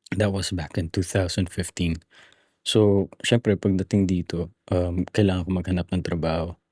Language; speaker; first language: Filipino; native; Filipino